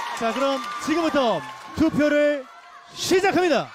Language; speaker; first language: Korean; native; Korean